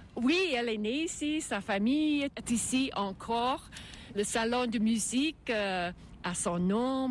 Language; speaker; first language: French; non-native, learner; English